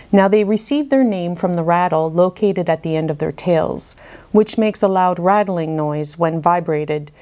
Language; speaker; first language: English; native; English